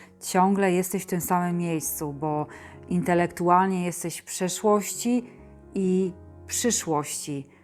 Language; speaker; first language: Polish; native; Polish